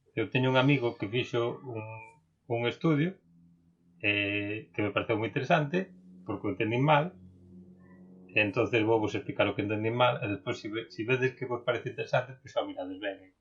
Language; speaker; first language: Galician; non-native, local second language; Spanish